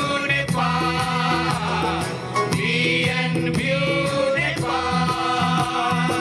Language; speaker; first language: Spanish; non-native, learner; Nepali